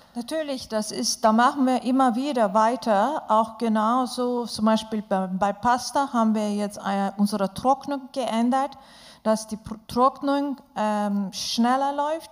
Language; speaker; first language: German; non-native, fluent; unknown